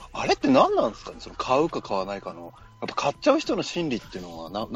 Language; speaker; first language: Japanese; native; Japanese